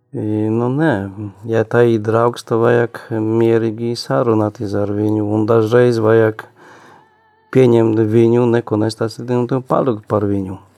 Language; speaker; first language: Latvian; non-native, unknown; Polish